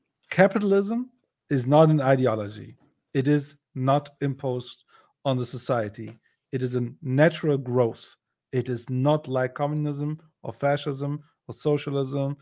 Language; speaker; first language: English; non-native, fluent; German